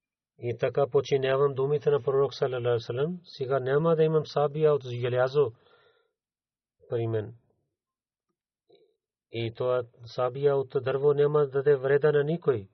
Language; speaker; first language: Bulgarian; non-native, learner; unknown